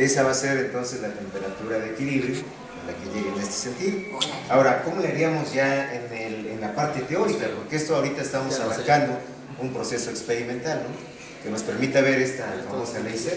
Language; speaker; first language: Spanish; native; Spanish